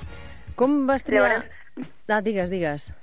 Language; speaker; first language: Catalan; native; Catalan